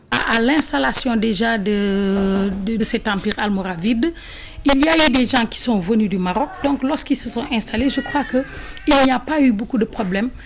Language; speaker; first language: French; non-native, local second language; Wolof